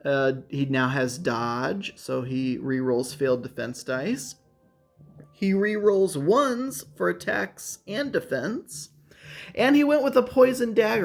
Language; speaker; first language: English; native; English